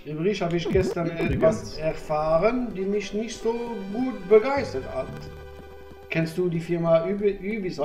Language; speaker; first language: German; non-native, learner; French